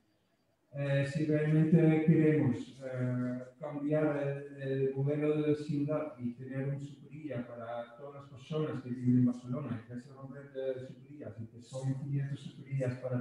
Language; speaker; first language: Spanish; non-native, fluent; Dutch